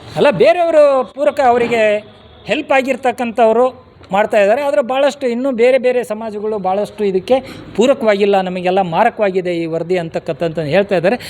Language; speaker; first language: Kannada; non-native, local second language; Lambadi